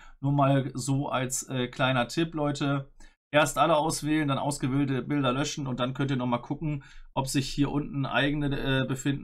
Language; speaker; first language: German; native; German